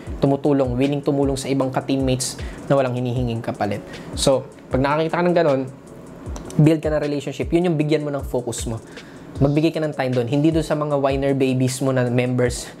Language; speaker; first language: Filipino; native; Filipino